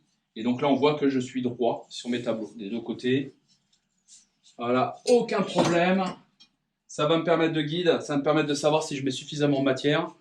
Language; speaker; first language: French; native; French